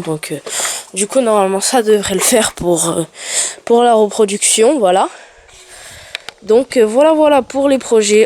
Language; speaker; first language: French; native; French